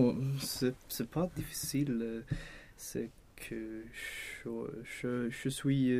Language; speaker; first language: French; non-native, learner; Swedish